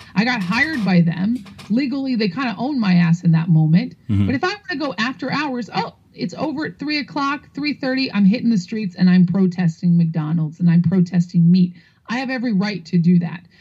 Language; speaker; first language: English; native; English